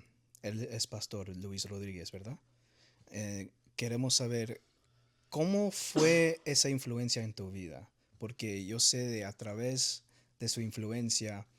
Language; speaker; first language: Spanish; early bilingual, heritage; Spanish